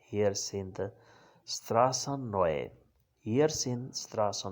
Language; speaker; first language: German; non-native, learner; Urdu